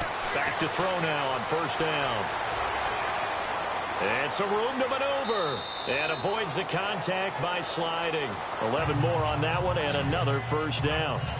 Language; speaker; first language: English; native; English